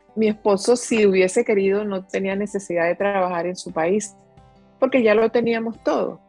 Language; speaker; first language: Spanish; native; Spanish